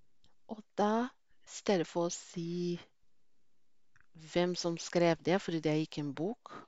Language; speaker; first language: Norwegian; non-native, fluent; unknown